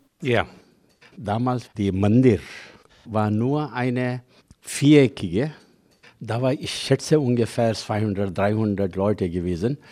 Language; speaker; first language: German; non-native, learner; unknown